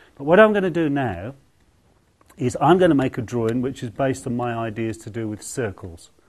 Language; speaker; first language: English; native; English